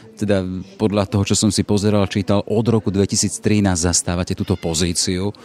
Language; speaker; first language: Slovak; native; Slovak